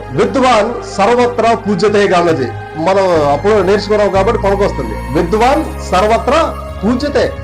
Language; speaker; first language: Telugu; non-native, local second language; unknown